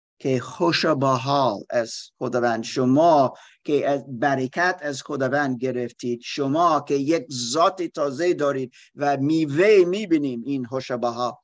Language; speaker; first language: Persian; non-native, learner; German